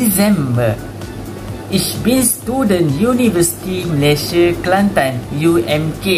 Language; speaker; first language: German; non-native, learner; Malay